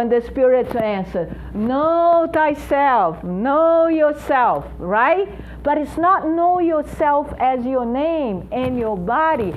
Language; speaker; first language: English; non-native, fluent; Portuguese